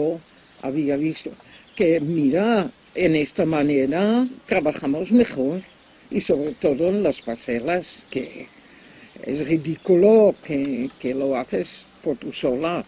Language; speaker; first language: Spanish; non-native, fluent; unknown